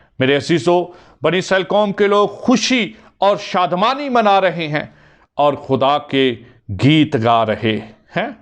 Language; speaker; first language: Urdu; non-native, local second language; Punjabi